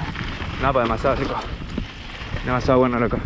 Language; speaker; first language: Spanish; native; Spanish